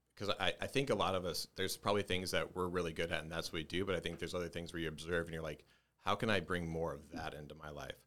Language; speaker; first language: English; native; English